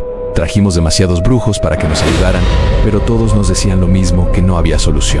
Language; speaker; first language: Spanish; native; Spanish